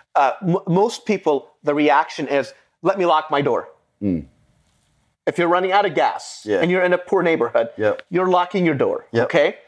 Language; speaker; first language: English; non-native, fluent; Arabic